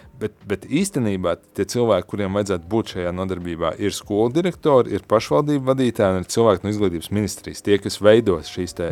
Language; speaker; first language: Latvian; native; Latvian